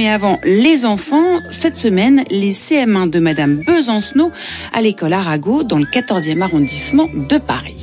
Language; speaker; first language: French; native; French